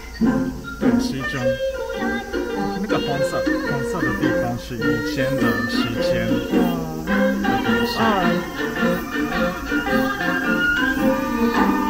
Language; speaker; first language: Chinese; non-native, learner; Japanese